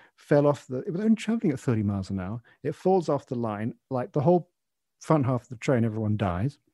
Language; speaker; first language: English; native; English